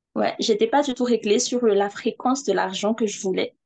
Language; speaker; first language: French; non-native, local second language; Malagasy